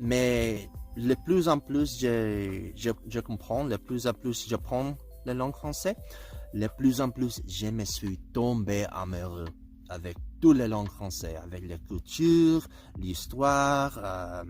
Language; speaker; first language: French; non-native, learner; English